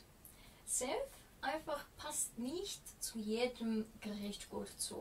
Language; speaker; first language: German; non-native, fluent; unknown